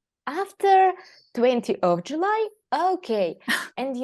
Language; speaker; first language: English; non-native, fluent; Russian